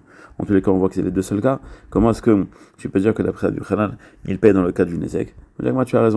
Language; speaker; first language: French; native; French